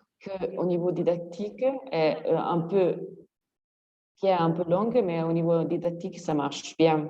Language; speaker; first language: French; non-native, fluent; Italian